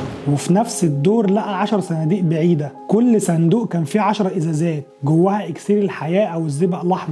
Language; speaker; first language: Arabic; native; Arabic